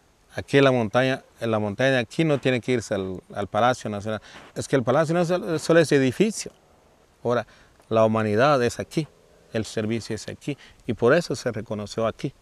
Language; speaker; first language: Spanish; non-native, local second language; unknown